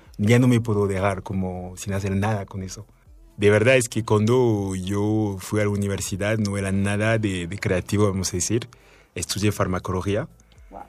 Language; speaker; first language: Spanish; non-native, fluent; French